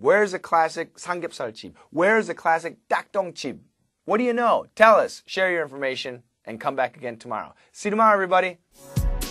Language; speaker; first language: English; native; English